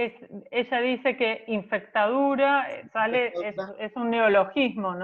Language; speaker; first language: Spanish; native; Spanish